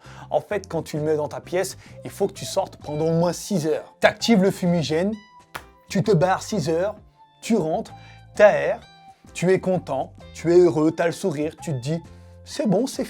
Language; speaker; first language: French; native; French